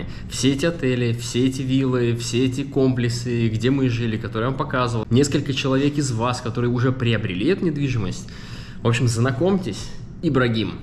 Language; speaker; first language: Russian; native; Russian